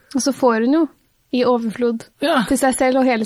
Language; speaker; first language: Norwegian; native; Norwegian